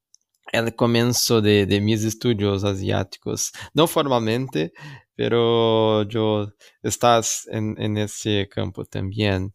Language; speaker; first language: Spanish; non-native, learner; Portuguese